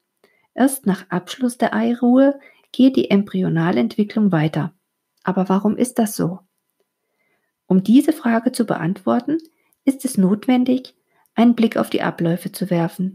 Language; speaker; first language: German; native; German